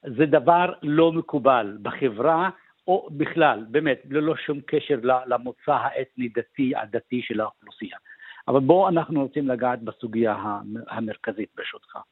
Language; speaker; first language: Hebrew; non-native, local second language; Arabic